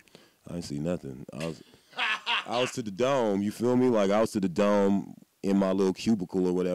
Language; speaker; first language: English; native; English